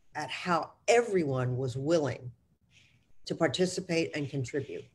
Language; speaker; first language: English; native; English